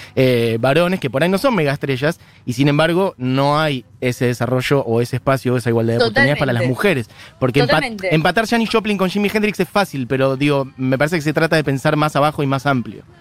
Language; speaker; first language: Spanish; native; Spanish